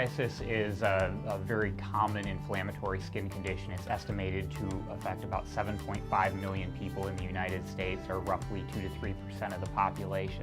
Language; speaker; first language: English; native; English